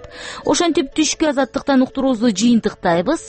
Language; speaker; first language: Kyrgyz; native; Kyrgyz